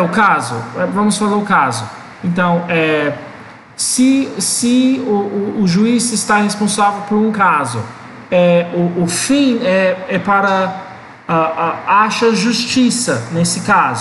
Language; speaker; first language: Portuguese; non-native, learner; English